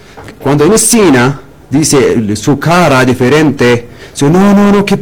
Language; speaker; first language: Spanish; non-native, learner; Arabic